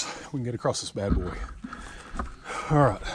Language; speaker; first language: English; native; English